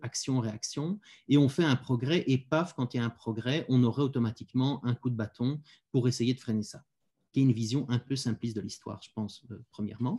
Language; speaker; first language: French; native; French